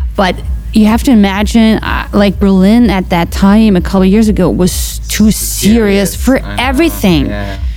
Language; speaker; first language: English; non-native, fluent; German